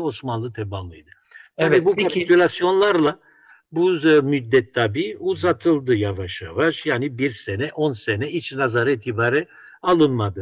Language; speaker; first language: Turkish; non-native, local second language; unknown